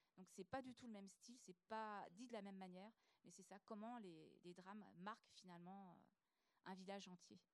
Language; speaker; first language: French; native; French